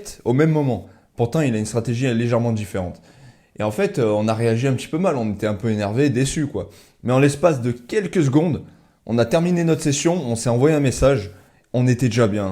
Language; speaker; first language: French; native; French